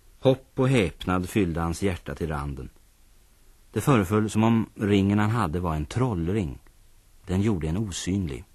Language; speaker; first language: Swedish; native; Swedish